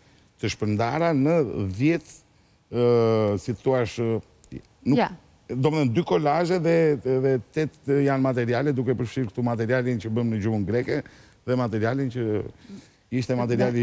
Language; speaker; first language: Albanian; native; Albanian